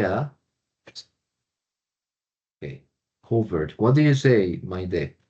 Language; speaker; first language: English; non-native, fluent; Spanish